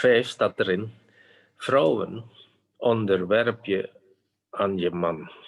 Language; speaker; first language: Dutch; non-native, fluent; Indonesian